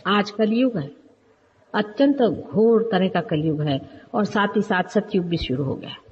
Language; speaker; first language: Hindi; native; Hindi